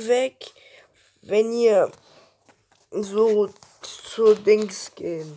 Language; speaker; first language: German; early bilingual, other home language; Turkish